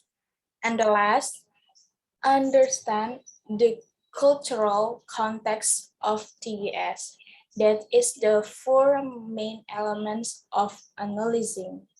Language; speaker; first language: English; non-native, learner; Indonesian